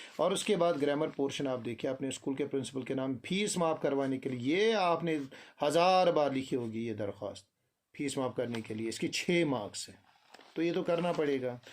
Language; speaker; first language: Urdu; non-native, local second language; Kashmiri